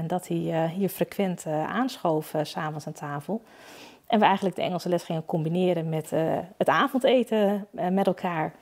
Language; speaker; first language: Dutch; native; Dutch